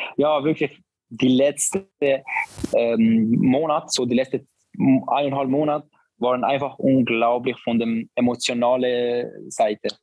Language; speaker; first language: German; non-native, learner; Albanian